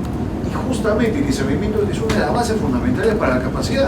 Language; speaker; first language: Spanish; native; Spanish